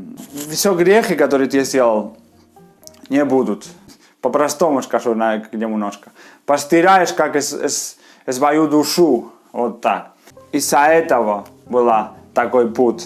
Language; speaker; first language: Russian; non-native, fluent; Spanish